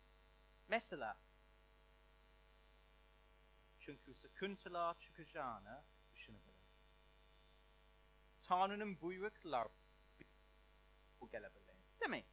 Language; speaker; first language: Turkish; non-native, learner; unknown